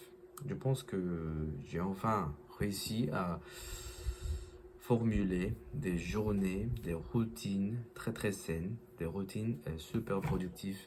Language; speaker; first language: French; non-native, learner; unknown